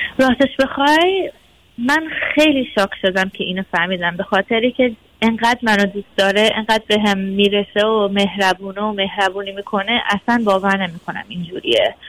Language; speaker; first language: Persian; early bilingual, heritage; Persian